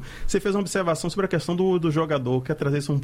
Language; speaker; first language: Portuguese; native; Portuguese